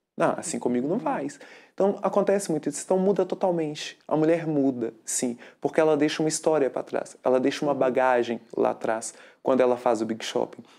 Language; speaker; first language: Portuguese; native; Portuguese